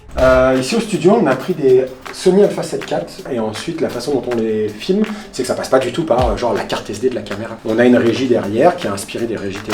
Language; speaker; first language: French; native; French